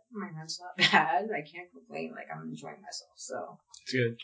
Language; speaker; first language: English; native; English